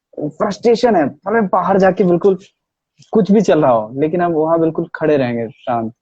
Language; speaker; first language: Hindi; native; Hindi